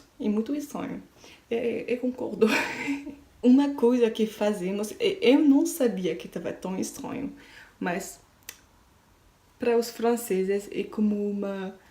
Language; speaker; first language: Portuguese; non-native, learner; French